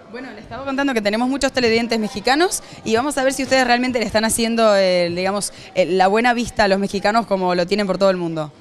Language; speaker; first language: Spanish; native; Spanish